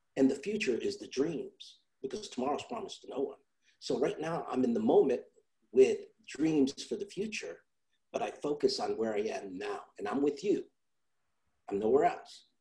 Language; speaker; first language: English; native; English